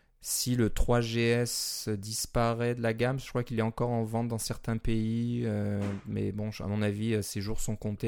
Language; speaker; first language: French; native; French